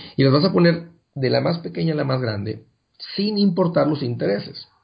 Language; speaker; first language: Spanish; native; Spanish